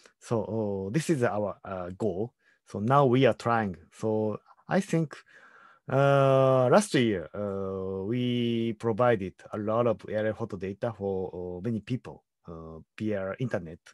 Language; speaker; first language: English; non-native, learner; Japanese